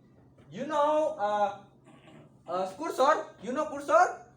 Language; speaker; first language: English; non-native, learner; Indonesian